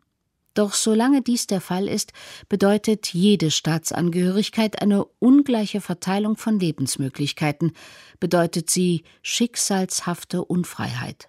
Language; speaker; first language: German; native; German